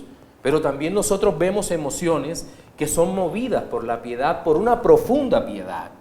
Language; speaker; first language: Spanish; native; Spanish